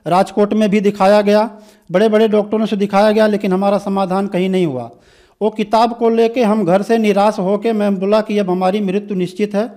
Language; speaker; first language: Hindi; native; Hindi